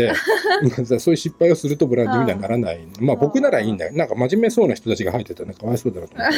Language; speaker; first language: Japanese; native; Japanese